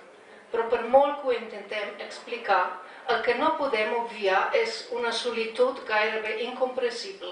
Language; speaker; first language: Catalan; non-native, fluent; Slovenian